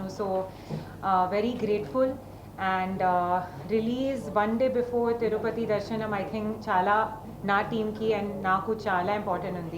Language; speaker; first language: Telugu; non-native, learner; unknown